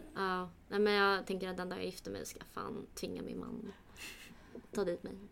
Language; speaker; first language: Swedish; early bilingual, other home language; Kurdish